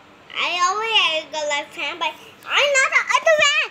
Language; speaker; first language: English; non-native, learner; Urdu